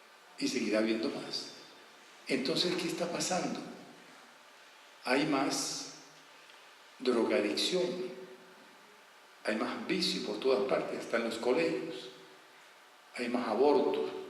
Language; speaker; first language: Spanish; native; Spanish